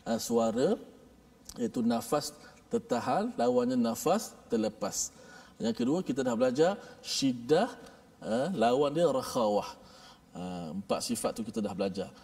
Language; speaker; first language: Malay; native; Malay